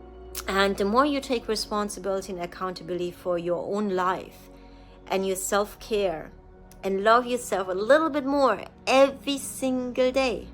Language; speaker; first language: English; non-native, fluent; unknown